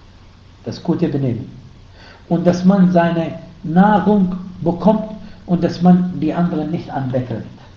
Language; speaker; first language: German; non-native, fluent; Arabic